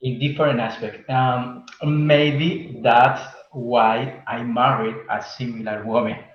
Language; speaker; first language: English; non-native, learner; Spanish